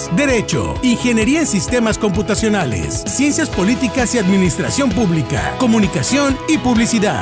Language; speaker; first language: Spanish; native; Spanish